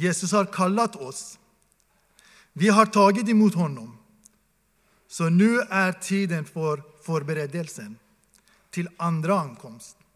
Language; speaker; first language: Swedish; non-native, fluent; Persian